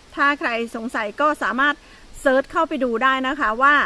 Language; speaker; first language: Thai; native; Thai